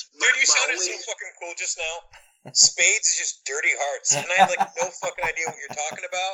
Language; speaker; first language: English; native; English